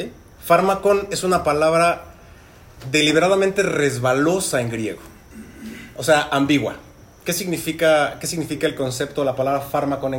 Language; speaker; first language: Spanish; native; Spanish